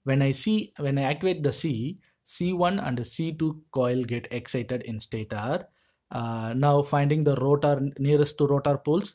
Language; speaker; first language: English; non-native, local second language; Tamil